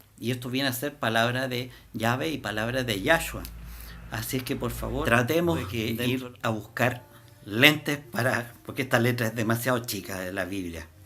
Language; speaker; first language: Spanish; native; Spanish